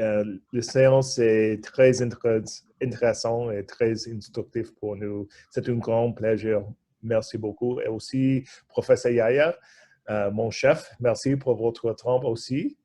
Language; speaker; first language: French; non-native, fluent; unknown